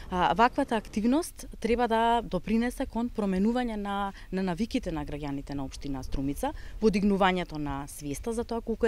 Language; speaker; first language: Macedonian; native; Macedonian